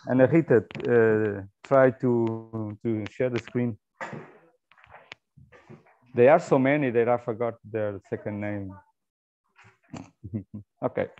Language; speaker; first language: English; non-native, fluent; Portuguese